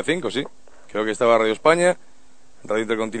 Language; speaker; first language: Spanish; native; Spanish